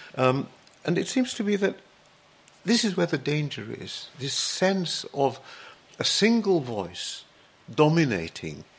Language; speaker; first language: English; native; English